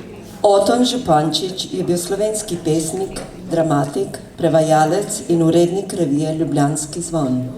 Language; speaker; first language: Slovenian; early bilingual, heritage; Slovenian